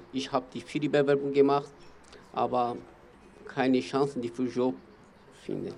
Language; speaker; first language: German; non-native, learner; Kurdish